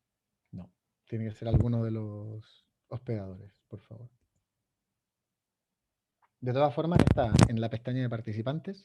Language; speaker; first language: Spanish; native; Spanish